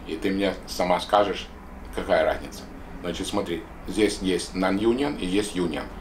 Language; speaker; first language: Russian; native; Russian